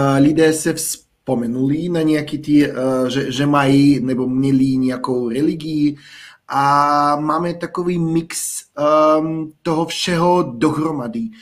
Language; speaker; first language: Czech; non-native, fluent; Russian